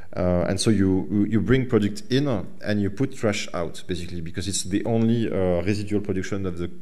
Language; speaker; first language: English; non-native, fluent; French